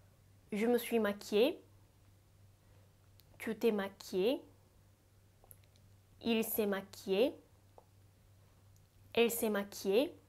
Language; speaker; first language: French; non-native, fluent; Japanese